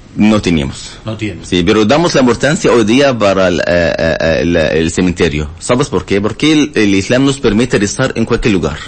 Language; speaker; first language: Spanish; non-native, learner; Arabic